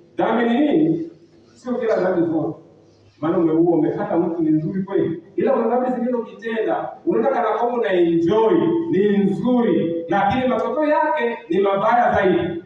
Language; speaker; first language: Swahili; non-native, local second language; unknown